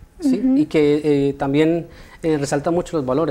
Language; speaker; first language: Spanish; native; Spanish